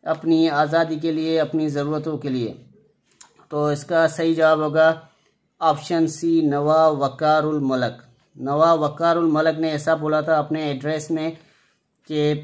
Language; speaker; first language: Urdu; non-native, local second language; Sindhi